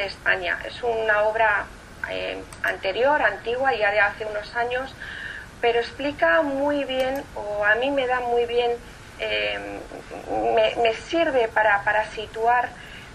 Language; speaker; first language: Spanish; native; Spanish